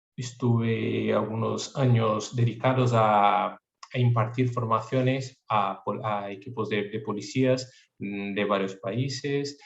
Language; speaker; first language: Spanish; non-native, fluent; Portuguese